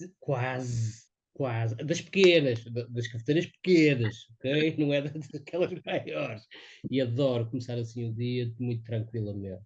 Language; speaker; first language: Portuguese; native; Portuguese